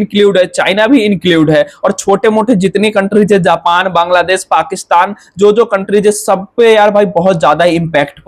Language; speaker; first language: Hindi; native; Hindi